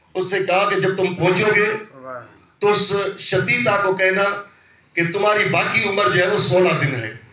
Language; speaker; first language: Urdu; non-native, local second language; Sindhi